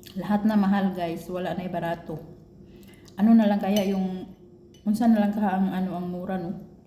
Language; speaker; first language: Filipino; non-native, local second language; Cebuano